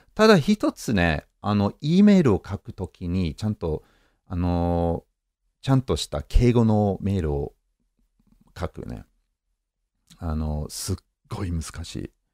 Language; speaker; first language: Japanese; non-native, fluent; English